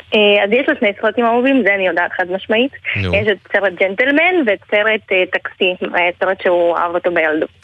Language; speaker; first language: Hebrew; non-native, fluent; Ukrainian